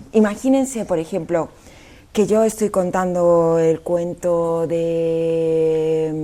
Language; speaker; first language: Spanish; native; Spanish